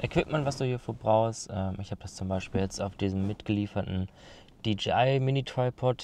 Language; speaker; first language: German; native; German